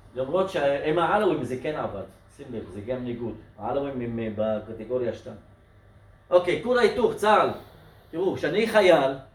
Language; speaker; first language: Hebrew; non-native, local second language; Arabic